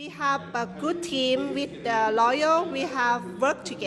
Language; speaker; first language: English; non-native, learner; Thai